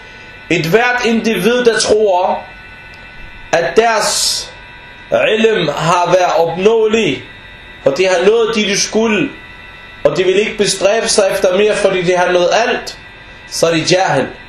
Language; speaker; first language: Danish; non-native, fluent; Arabic